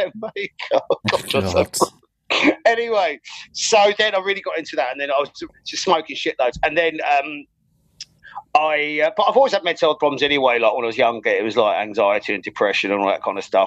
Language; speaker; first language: English; native; English